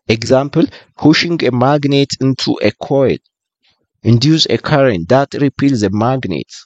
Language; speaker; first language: English; non-native, local second language; Amharic